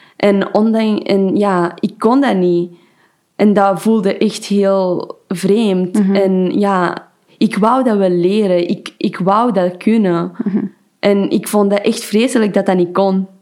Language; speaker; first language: Dutch; non-native, fluent; Persian